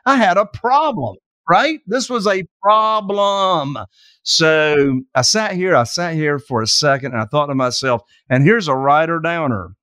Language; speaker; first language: English; native; English